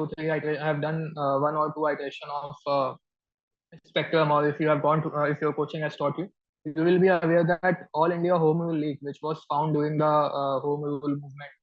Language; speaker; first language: English; non-native, local second language; Hindi